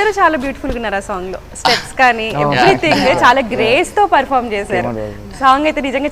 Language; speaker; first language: Telugu; native; Telugu